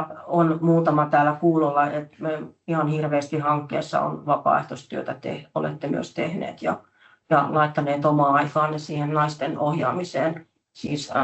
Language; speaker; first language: Finnish; native; Finnish